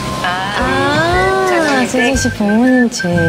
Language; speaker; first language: Korean; non-native, learner; Indonesian